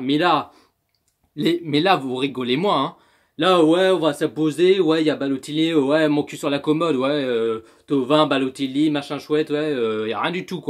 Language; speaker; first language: French; native; French